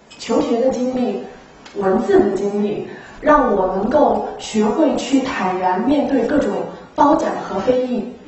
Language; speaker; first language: Chinese; native; Chinese